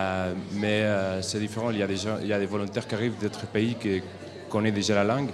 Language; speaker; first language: French; non-native, fluent; Catalan